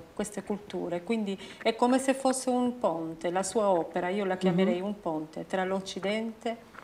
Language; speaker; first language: Italian; non-native, fluent; Albanian